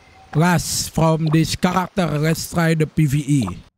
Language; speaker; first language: English; non-native, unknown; Indonesian